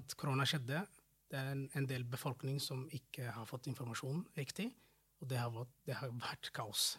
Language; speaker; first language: Norwegian; non-native, fluent; Somali